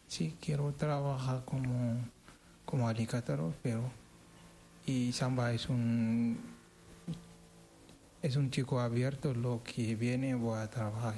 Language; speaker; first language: Spanish; non-native, learner; Wolof